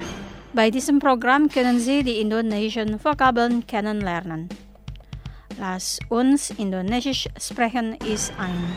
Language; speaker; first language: German; non-native, fluent; Indonesian